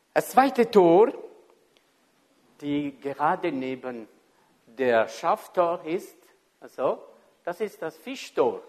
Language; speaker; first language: German; non-native, fluent; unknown